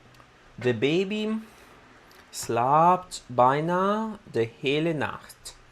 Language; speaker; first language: Dutch; non-native, learner; Italian